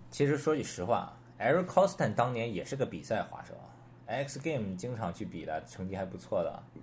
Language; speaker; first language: Chinese; native; Chinese